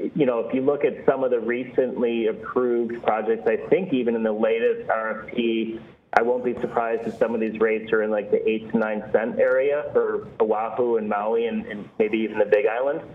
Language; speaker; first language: English; native; English